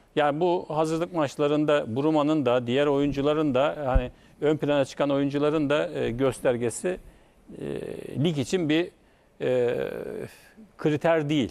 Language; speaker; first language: Turkish; native; Turkish